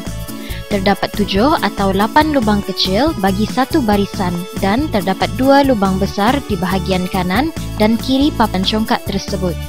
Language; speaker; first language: Malay; native; Malay